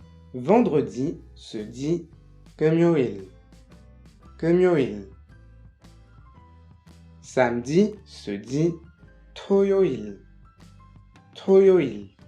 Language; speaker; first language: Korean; non-native, fluent; French